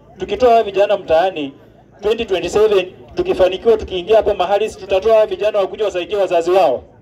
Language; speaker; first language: Swahili; non-native, local second language; Luyia